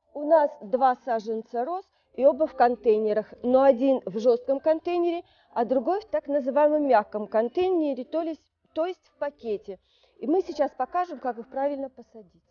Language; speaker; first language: Russian; native; Russian